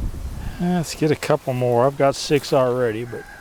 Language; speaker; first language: English; native; English